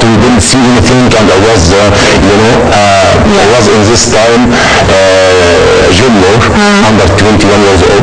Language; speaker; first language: English; non-native, learner; Arabic